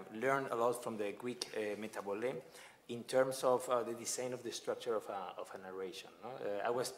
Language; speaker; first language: English; non-native, fluent; Spanish